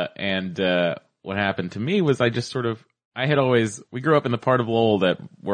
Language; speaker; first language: English; native; English